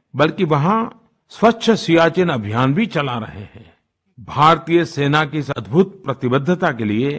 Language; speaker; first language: Hindi; non-native, local second language; Gujarati